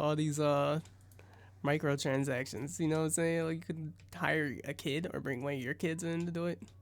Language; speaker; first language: English; native; English